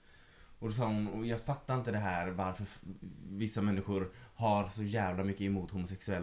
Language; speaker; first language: Swedish; native; Swedish